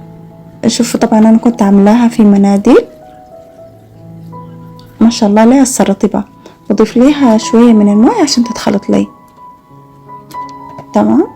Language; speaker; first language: Arabic; native; Arabic